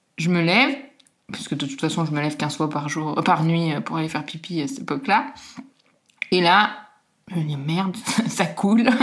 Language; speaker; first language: French; native; French